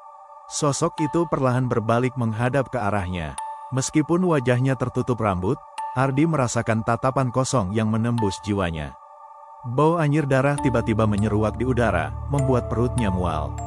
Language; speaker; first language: Indonesian; native; Indonesian